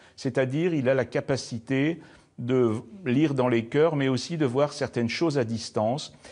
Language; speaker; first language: French; native; French